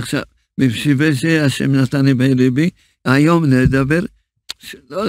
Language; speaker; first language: Hebrew; early bilingual, other home language; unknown